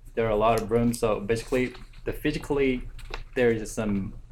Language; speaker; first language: English; non-native, fluent; Korean